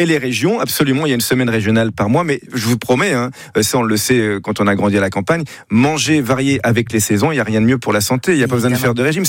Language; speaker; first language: French; native; French